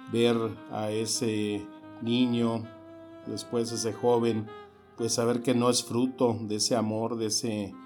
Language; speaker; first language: Spanish; native; Spanish